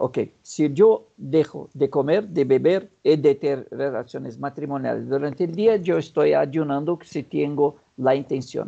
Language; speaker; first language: Spanish; non-native, fluent; Portuguese